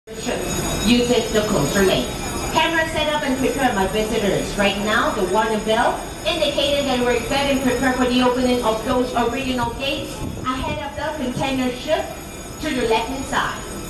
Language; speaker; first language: English; non-native, fluent; Spanish